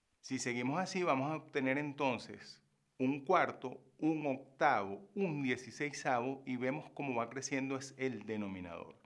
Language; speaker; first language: Spanish; native; Spanish